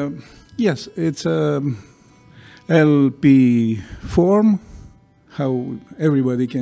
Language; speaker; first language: English; non-native, learner; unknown